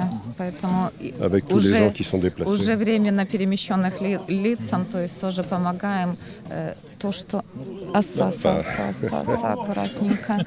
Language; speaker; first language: Russian; native; Russian